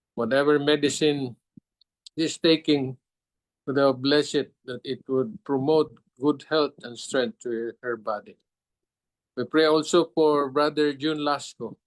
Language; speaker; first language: English; non-native, local second language; Filipino